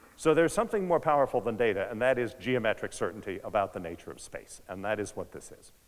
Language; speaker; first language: English; native; English